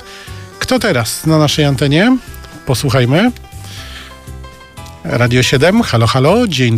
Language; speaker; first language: Polish; native; Polish